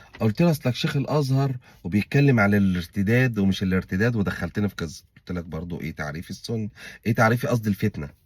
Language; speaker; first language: Egyptian Arabic; native; Egyptian Arabic